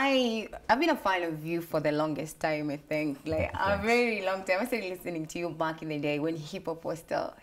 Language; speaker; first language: English; non-native, local second language; Swahili